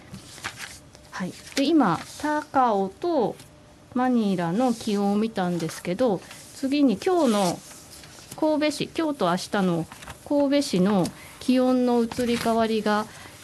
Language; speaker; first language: Japanese; native; Japanese